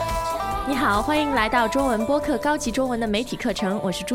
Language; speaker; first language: Chinese; native; Chinese